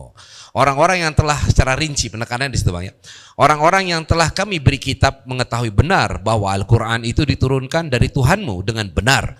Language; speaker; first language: Indonesian; native; Indonesian